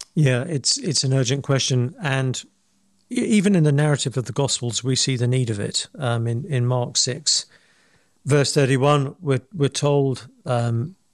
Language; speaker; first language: English; native; English